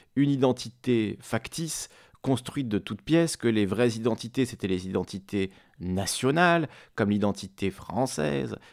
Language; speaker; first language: French; native; French